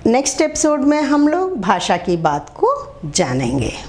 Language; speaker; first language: Hindi; non-native, local second language; Telugu